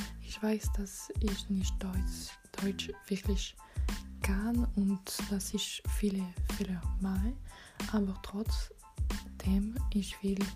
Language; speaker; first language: German; non-native, learner; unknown